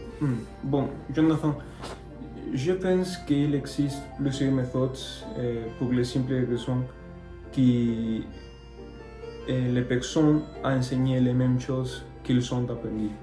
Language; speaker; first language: French; non-native, learner; Spanish